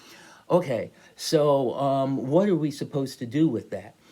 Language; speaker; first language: English; native; English